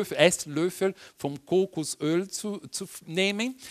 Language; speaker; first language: German; non-native, fluent; Portuguese